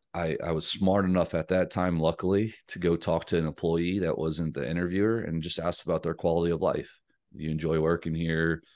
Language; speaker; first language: English; native; English